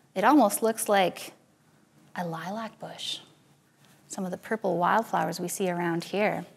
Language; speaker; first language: English; native; English